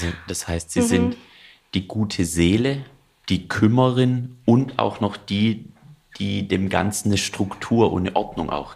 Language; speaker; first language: German; native; German